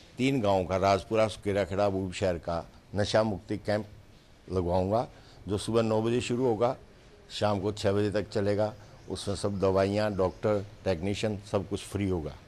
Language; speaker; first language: Hindi; native; Hindi